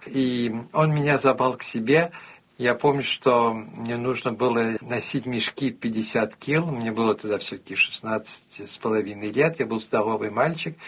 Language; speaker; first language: Russian; early bilingual, heritage; Russian